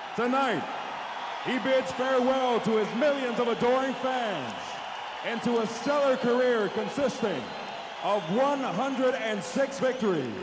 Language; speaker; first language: English; native; English